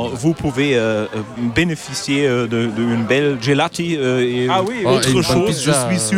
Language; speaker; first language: French; non-native, learner; German